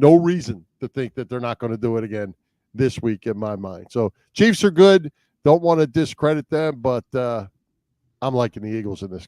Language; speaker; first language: English; native; English